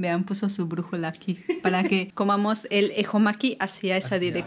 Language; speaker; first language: Spanish; native; Spanish